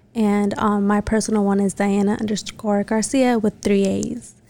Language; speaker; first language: English; early bilingual, other home language; Spanish